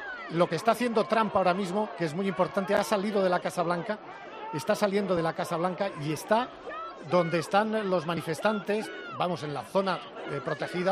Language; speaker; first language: Spanish; native; Spanish